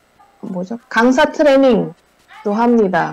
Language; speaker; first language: Korean; non-native, fluent; Indonesian